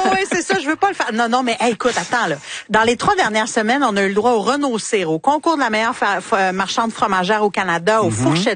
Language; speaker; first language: French; native; French